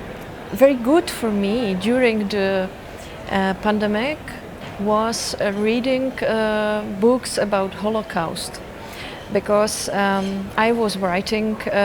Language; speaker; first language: English; non-native, fluent; Czech